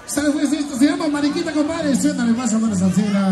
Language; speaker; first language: Spanish; native; Spanish